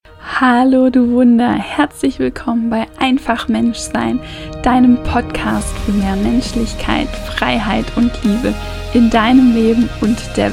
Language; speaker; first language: German; native; German